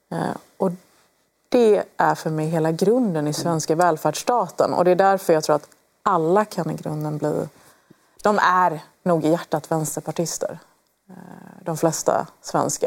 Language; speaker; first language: Swedish; early bilingual, other home language; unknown